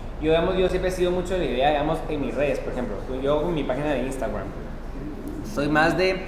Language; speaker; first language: Spanish; native; Spanish